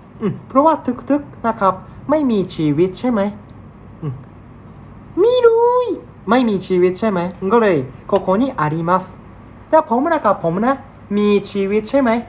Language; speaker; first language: Thai; non-native, learner; Japanese